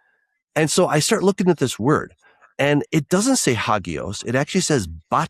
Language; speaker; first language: English; native; English